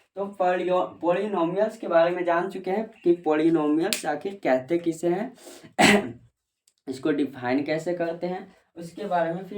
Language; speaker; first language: Hindi; native; Hindi